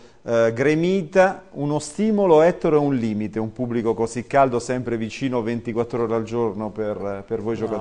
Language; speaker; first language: Italian; native; Italian